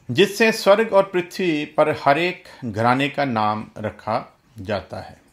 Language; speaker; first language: Hindi; non-native, local second language; Punjabi